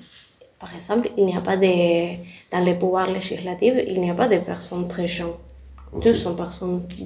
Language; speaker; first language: French; non-native, learner; Spanish